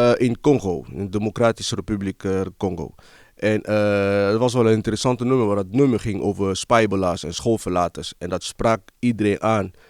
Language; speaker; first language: Dutch; early bilingual, other home language; Lingala